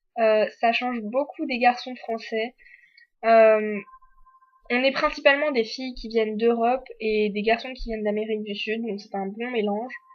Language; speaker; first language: French; native; French